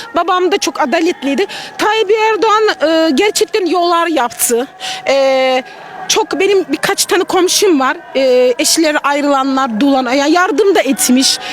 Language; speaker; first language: Turkish; non-native, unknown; Russian